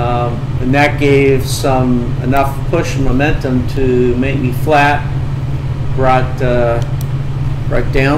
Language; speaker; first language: English; native; English